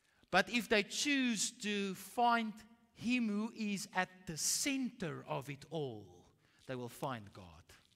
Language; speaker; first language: English; non-native, local second language; Afrikaans